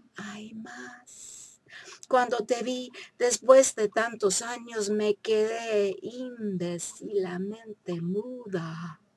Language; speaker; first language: Spanish; non-native, fluent; English